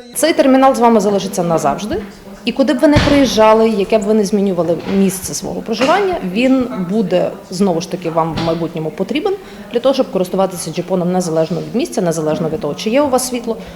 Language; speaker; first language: Ukrainian; native; Ukrainian